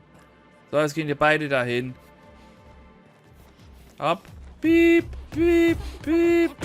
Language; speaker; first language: German; native; German